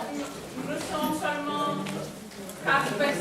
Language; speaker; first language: French; non-native, learner; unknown